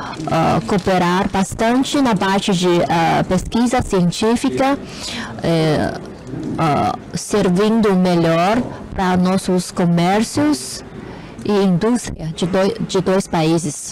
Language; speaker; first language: Portuguese; non-native, fluent; Chinese